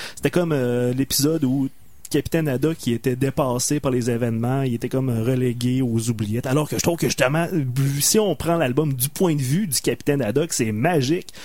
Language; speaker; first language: French; native; French